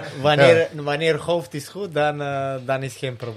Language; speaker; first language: Dutch; non-native, learner; Serbian